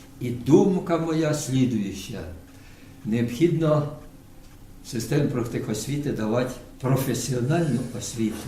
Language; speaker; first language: Ukrainian; non-native, local second language; Russian